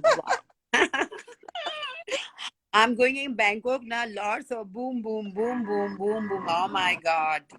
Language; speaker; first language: English; non-native, learner; Hindi